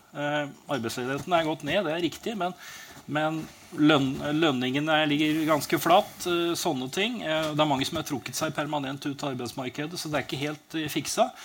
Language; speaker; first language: Norwegian; native; Norwegian